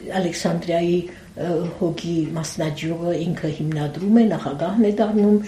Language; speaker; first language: Armenian; early bilingual, heritage; Armenian